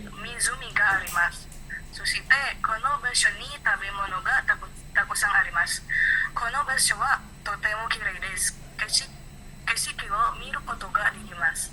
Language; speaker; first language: Japanese; non-native, learner; Indonesian